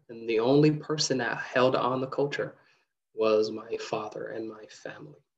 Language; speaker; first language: English; early bilingual, other home language; Somali